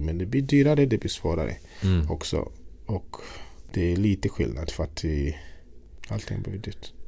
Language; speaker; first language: Swedish; non-native, fluent; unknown